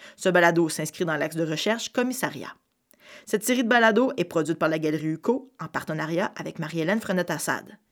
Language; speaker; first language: French; native; French